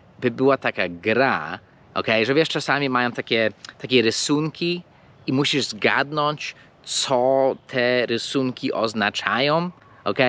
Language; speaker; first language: Polish; early bilingual, heritage; English